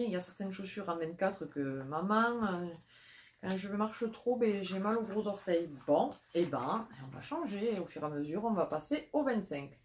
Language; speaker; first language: French; native; French